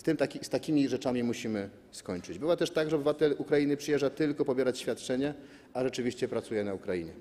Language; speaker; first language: Polish; native; Polish